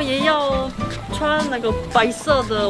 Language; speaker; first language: Chinese; non-native, fluent; Korean